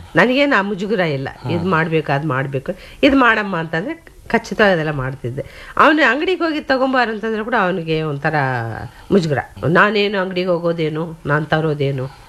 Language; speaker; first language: Kannada; native; Kannada